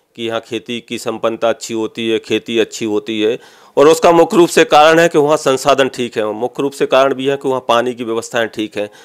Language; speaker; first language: Hindi; native; Hindi